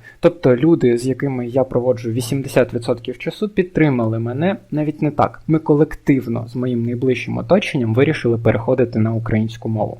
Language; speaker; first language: Ukrainian; non-native, local second language; Russian